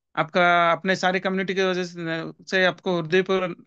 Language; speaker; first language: Hindi; non-native, local second language; Telugu